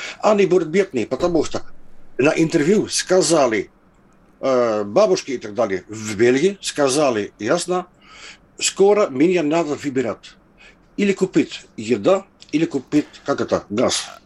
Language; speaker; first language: Russian; non-native, fluent; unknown